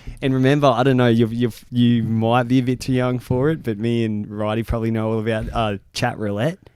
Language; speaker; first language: English; native; English